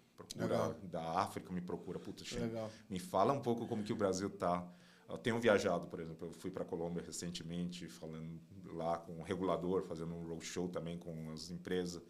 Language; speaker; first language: Portuguese; non-native, fluent; Chinese